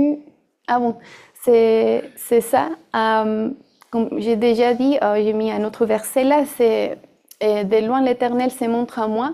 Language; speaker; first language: French; non-native, fluent; Spanish